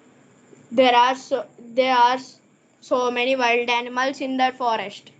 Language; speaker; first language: English; non-native, learner; Telugu